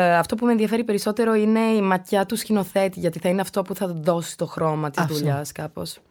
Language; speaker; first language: Greek; early bilingual, heritage; Greek